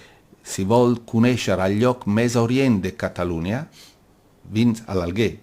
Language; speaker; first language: Catalan; non-native, local second language; Italian